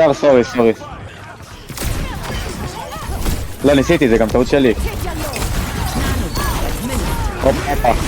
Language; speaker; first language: Hebrew; native; Hebrew